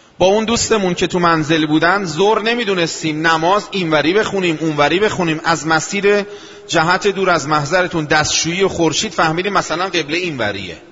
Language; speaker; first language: Persian; non-native, local second language; Azerbaijani